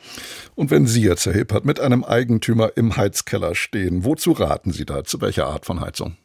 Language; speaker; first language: German; native; German